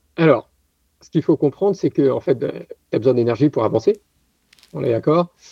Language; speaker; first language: French; native; French